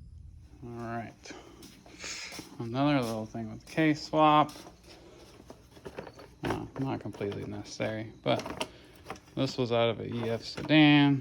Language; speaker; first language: English; native; English